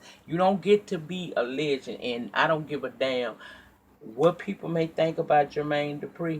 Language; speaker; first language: English; native; English